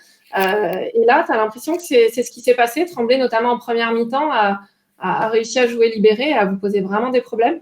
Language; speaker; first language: French; native; French